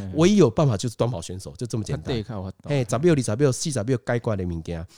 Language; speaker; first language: Chinese; native; Chinese